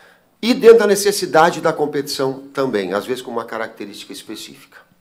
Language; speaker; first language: Portuguese; native; Portuguese